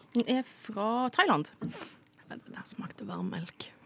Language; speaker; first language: Norwegian; non-native, fluent; Filipino